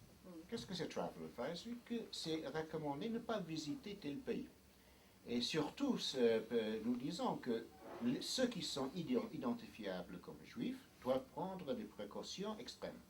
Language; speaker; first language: French; non-native, fluent; English